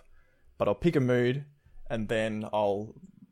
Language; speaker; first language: English; native; English